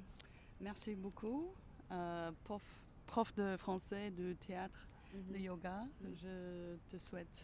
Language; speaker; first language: French; non-native, fluent; English